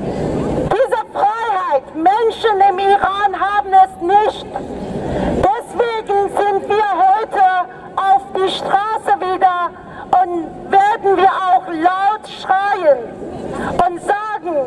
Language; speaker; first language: German; non-native, fluent; Persian